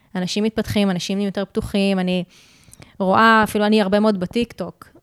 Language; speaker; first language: Hebrew; native; Hebrew